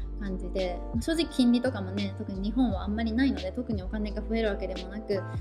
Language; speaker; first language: Japanese; native; Japanese